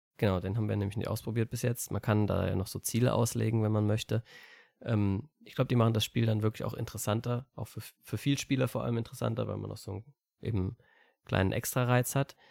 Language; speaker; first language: German; native; German